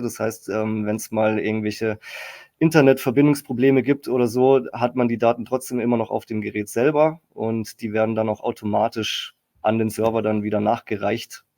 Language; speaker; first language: German; native; German